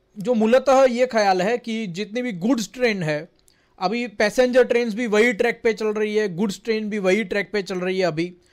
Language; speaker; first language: Hindi; non-native, local second language; Gujarati